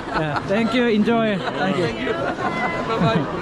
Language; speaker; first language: English; non-native, learner; Korean